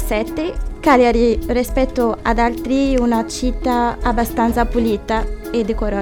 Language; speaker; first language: Italian; non-native, fluent; Arabic